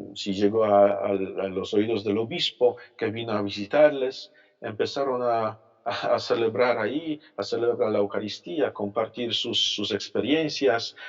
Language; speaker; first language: Spanish; non-native, fluent; Polish